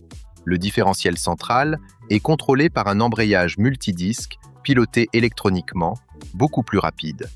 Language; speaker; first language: French; native; French